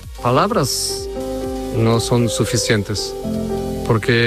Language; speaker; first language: Spanish; non-native, fluent; Portuguese